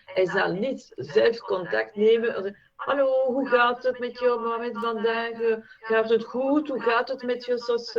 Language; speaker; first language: Dutch; non-native, fluent; French